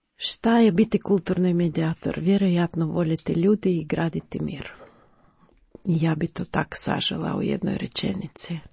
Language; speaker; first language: Croatian; non-native, fluent; Ukrainian